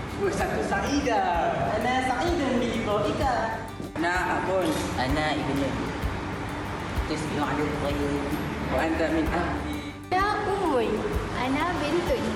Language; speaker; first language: Arabic; non-native, fluent; Malay